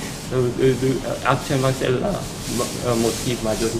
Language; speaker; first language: French; non-native, learner; Korean